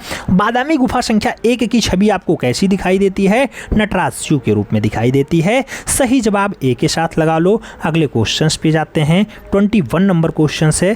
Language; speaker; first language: Hindi; native; Hindi